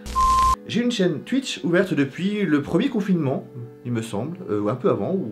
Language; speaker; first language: French; native; French